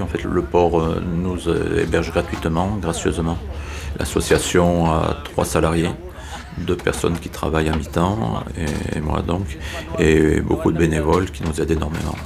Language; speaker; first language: French; native; French